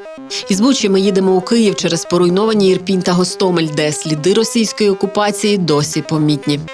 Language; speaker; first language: Ukrainian; native; Ukrainian